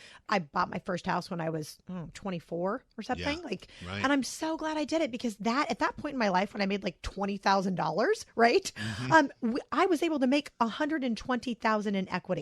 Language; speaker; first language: English; native; English